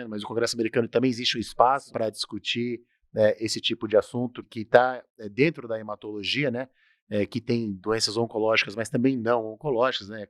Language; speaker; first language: Portuguese; native; Portuguese